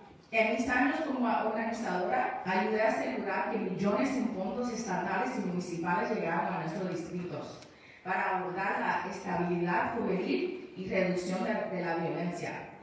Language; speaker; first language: Spanish; early bilingual, heritage; Spanish